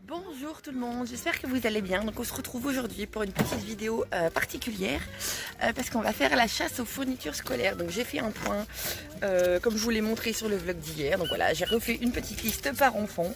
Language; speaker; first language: French; native; French